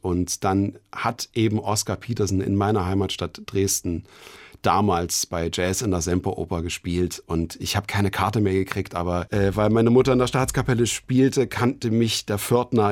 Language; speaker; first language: German; native; German